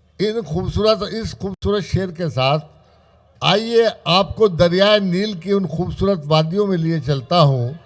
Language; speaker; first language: Urdu; native; Urdu